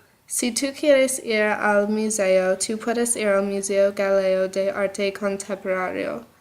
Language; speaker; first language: Spanish; non-native, learner; English